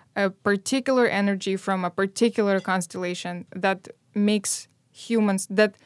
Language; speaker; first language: English; non-native, fluent; Romanian